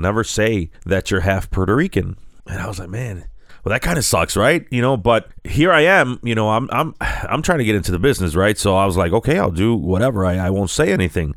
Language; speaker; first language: English; native; English